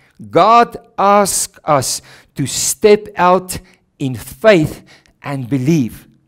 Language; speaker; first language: English; non-native, local second language; Afrikaans